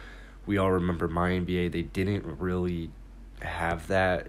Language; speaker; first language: English; native; English